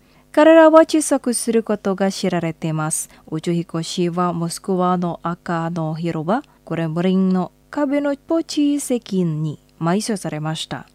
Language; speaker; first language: Japanese; non-native, fluent; Indonesian